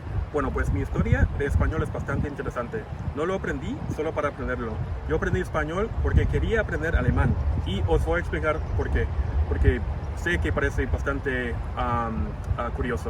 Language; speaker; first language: Spanish; non-native, fluent; English